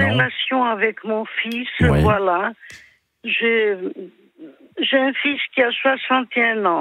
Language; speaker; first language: French; early bilingual, other home language; Greek